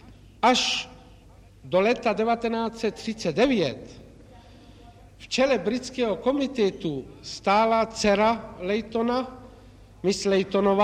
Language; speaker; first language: Czech; native; Czech